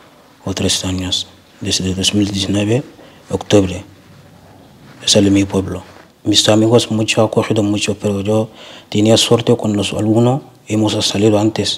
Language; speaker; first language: Spanish; non-native, learner; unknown